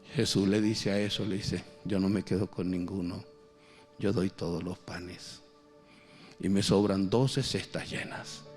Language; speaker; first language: Spanish; native; Spanish